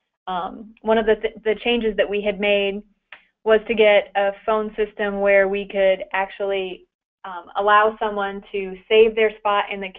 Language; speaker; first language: English; native; English